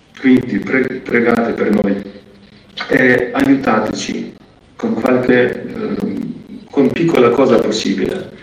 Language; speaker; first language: Italian; non-native, fluent; Ukrainian